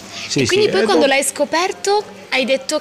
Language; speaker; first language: Italian; native; Italian